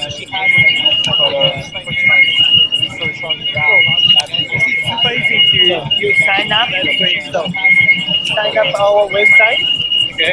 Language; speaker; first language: English; non-native, learner; Japanese